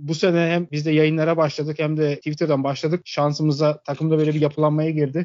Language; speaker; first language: Turkish; native; Turkish